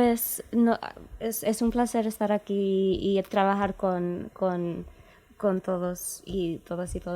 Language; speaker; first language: Spanish; non-native, learner; English